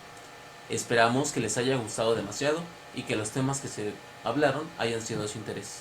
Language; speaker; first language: Spanish; native; Spanish